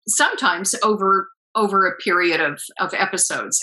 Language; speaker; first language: English; native; English